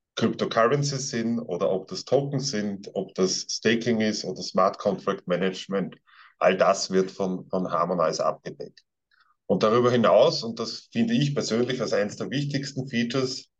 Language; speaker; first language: German; native; German